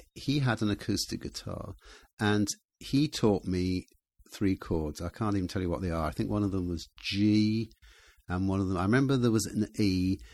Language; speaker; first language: English; native; English